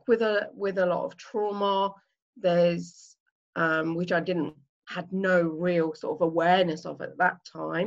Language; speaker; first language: English; native; English